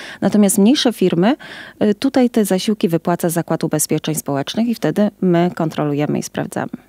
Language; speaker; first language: Polish; native; Polish